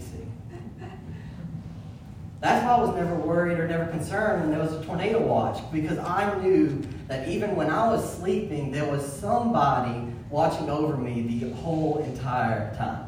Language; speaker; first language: English; native; English